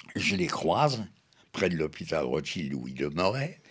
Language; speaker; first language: French; native; French